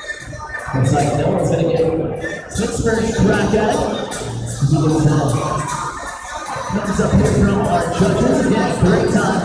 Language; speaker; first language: English; native; English